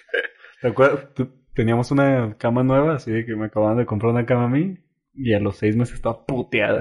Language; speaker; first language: Spanish; native; Spanish